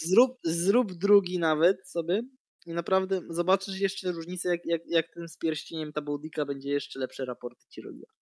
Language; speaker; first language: Polish; native; Polish